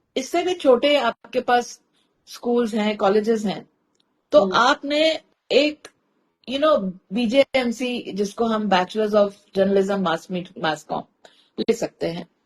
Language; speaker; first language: Hindi; native; Hindi